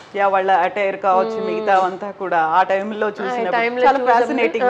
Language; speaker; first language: Telugu; native; Telugu